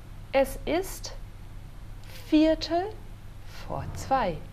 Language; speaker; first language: German; non-native, fluent; Portuguese